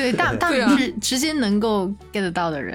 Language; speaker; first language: Chinese; native; Chinese